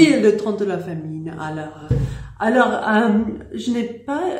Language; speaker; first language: French; non-native, learner; English